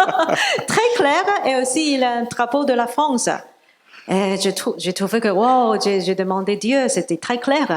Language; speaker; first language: French; non-native, learner; Cantonese